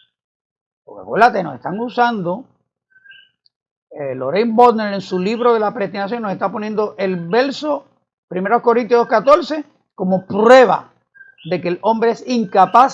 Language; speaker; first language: Spanish; native; Spanish